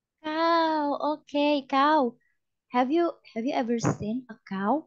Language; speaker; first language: English; non-native, fluent; Indonesian